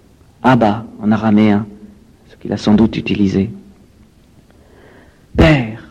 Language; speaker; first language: French; native; French